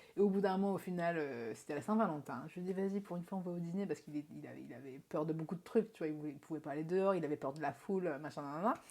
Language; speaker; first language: French; early bilingual, other home language; Japanese